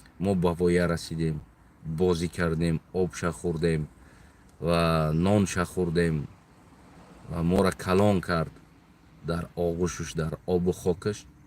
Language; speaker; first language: Tajik; non-native, local second language; Uzbek